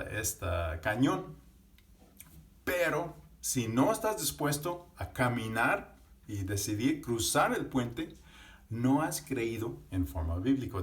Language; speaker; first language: Spanish; non-native, fluent; English